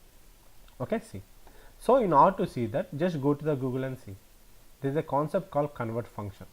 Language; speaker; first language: English; non-native, local second language; Telugu